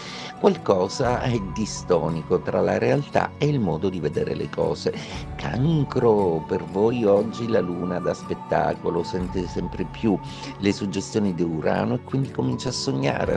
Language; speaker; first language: Italian; native; Italian